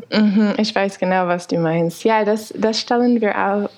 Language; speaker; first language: German; non-native, fluent; English